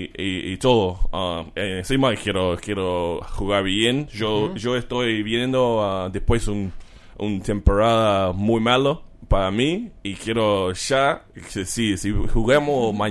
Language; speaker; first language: Spanish; non-native, learner; English